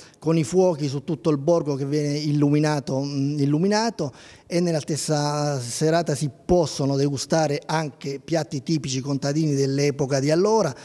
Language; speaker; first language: Italian; native; Italian